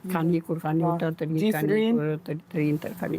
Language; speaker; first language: Albanian; native; Albanian